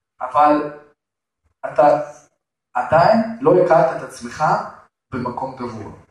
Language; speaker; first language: Hebrew; non-native, fluent; Russian